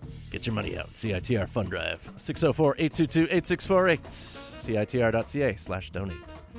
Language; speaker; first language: English; native; English